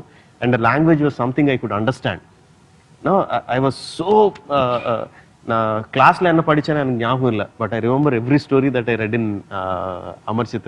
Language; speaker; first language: Tamil; non-native, fluent; Telugu